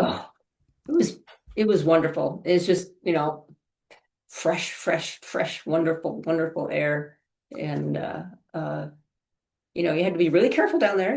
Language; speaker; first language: English; native; English